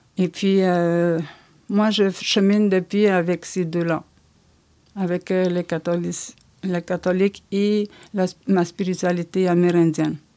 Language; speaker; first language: French; non-native, local second language; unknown